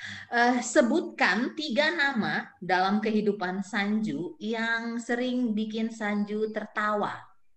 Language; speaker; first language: Indonesian; native; Indonesian